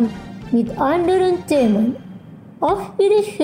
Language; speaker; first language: German; non-native, fluent; Indonesian